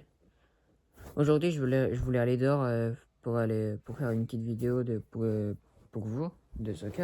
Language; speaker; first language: French; early bilingual, other home language; Spanish